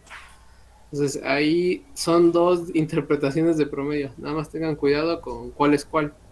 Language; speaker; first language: Spanish; native; Spanish